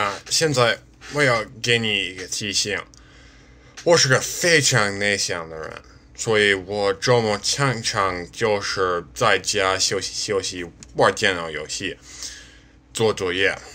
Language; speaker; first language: Chinese; non-native, learner; English